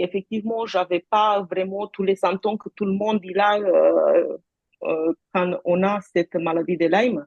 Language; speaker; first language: French; non-native, fluent; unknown